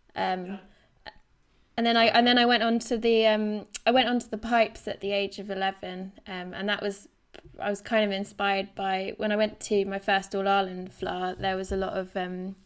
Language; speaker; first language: English; native; English